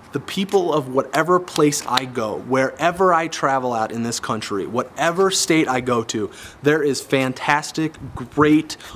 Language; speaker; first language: English; native; English